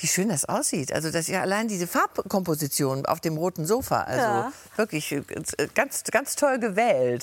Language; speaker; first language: German; native; German